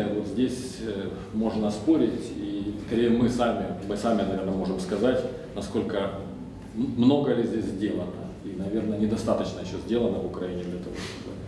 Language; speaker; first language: Russian; native; Russian